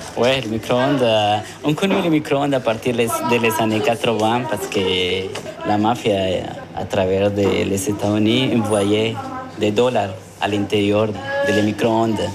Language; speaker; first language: French; non-native, learner; Spanish